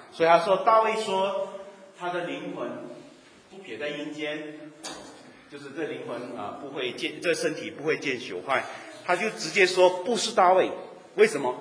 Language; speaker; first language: Chinese; native; Chinese